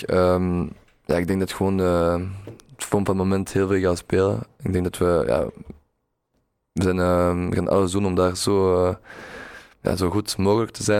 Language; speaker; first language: Dutch; non-native, local second language; French